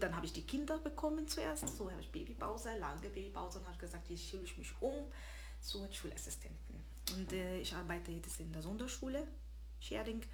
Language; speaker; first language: German; early bilingual, other home language; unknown